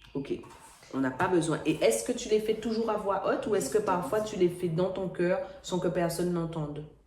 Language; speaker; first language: French; native; French